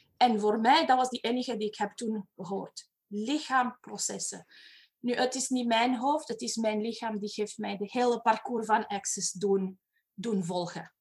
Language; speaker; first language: Dutch; non-native, fluent; Romanian